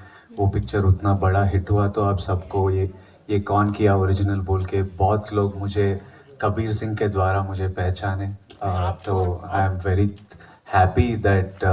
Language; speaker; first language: Hindi; non-native, local second language; Telugu